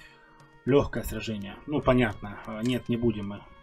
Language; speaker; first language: Russian; native; Russian